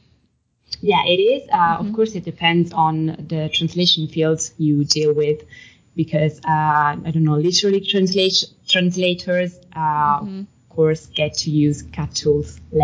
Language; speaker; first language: English; non-native, fluent; Italian